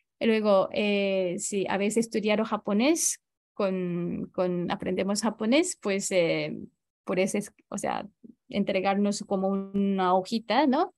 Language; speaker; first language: Spanish; non-native, fluent; Japanese